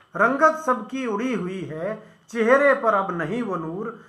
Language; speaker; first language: Hindi; non-native, local second language; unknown